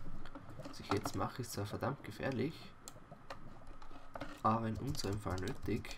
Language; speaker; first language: German; native; German